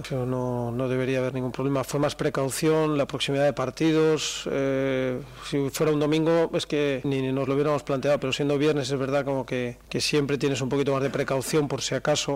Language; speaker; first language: Spanish; native; Spanish